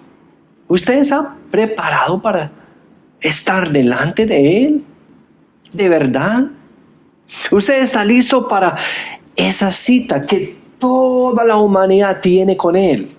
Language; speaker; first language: Spanish; non-native, fluent; English